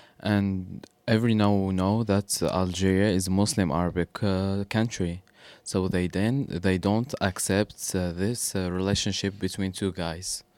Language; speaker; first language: English; non-native, learner; Arabic